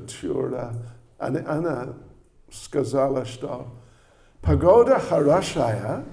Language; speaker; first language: Russian; non-native, learner; English